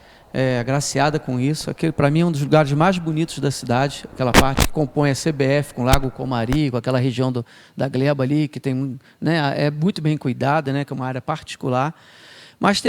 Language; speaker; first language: Portuguese; native; Portuguese